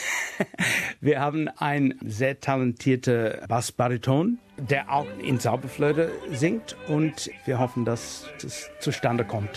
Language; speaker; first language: German; non-native, fluent; English